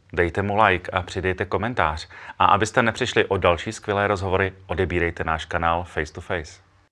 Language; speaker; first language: Czech; native; Czech